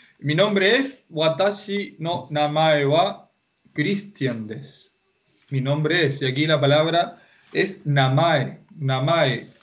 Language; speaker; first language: Spanish; native; Spanish